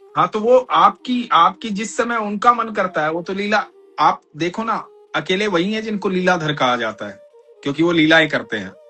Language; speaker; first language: Hindi; native; Hindi